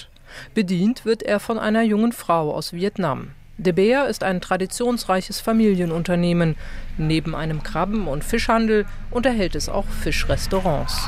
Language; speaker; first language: German; native; German